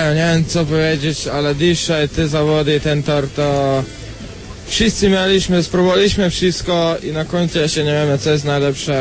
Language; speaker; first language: Polish; non-native, learner; Croatian